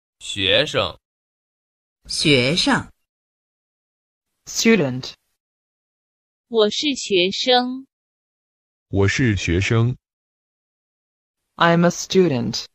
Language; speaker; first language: Chinese; non-native, learner; Urdu